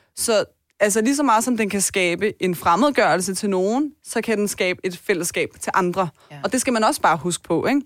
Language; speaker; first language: Danish; early bilingual, other home language; Persian